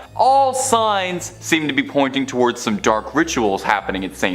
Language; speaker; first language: English; native; English